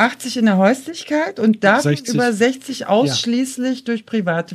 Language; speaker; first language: German; native; German